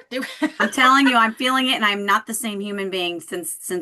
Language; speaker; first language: English; native; English